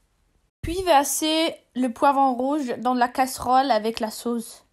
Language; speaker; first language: French; non-native, fluent; English